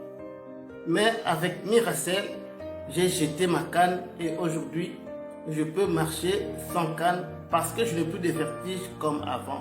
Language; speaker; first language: French; non-native, local second language; Lingala